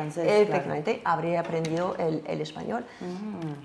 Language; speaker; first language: Spanish; non-native, fluent; French